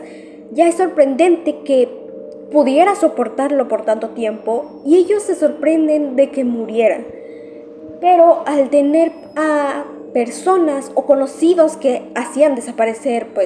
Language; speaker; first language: Spanish; native; Spanish